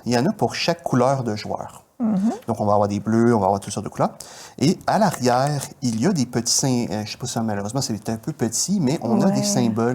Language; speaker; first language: French; native; French